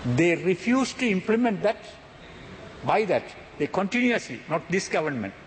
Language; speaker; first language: English; non-native, local second language; Tamil